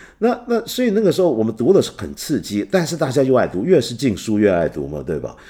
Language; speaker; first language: Chinese; native; Chinese